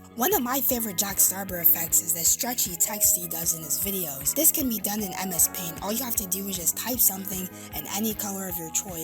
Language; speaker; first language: English; native; English